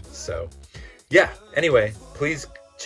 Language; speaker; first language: English; native; English